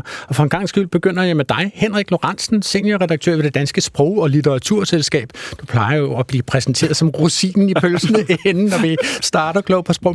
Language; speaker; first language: Danish; native; Danish